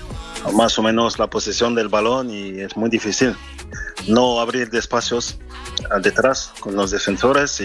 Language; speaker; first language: Spanish; non-native, learner; French